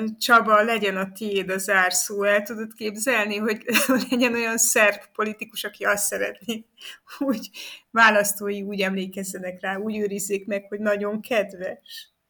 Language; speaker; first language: Hungarian; native; Hungarian